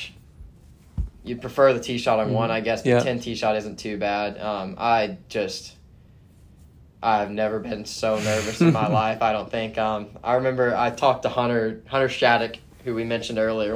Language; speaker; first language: English; native; English